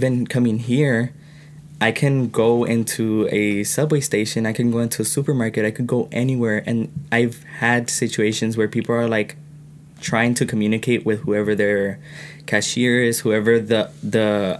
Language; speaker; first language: English; early bilingual, other home language; Spanish